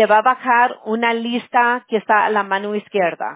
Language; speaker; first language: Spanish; early bilingual, heritage; Spanish